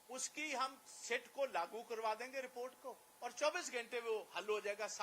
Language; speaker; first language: Hindi; non-native, local second language; Punjabi